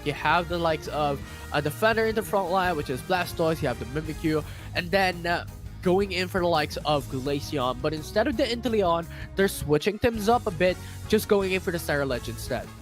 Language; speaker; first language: English; non-native, local second language; Filipino